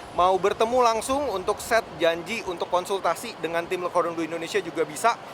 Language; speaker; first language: Indonesian; native; Indonesian